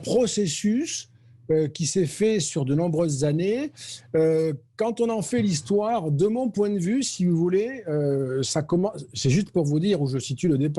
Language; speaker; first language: French; native; French